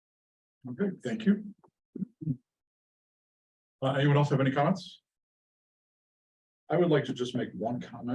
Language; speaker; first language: English; native; English